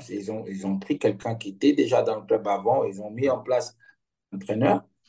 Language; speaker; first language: French; non-native, fluent; Portuguese